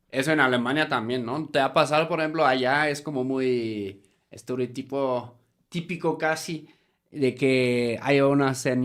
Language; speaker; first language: Spanish; non-native, fluent; German